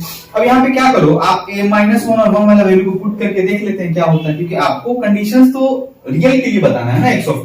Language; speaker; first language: Hindi; native; Hindi